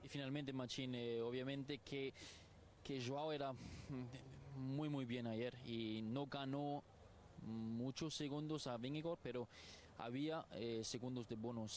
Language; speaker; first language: Spanish; non-native, learner; Portuguese